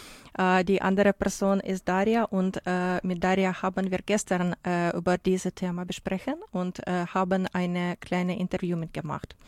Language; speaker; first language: German; non-native, learner; Ukrainian